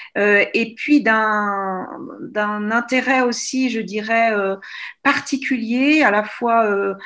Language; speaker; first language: French; native; French